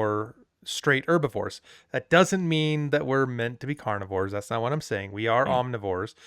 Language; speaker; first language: English; native; English